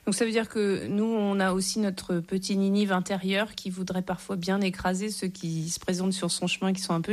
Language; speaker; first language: French; native; French